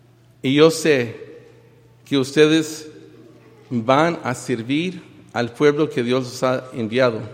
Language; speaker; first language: Spanish; early bilingual, heritage; Spanish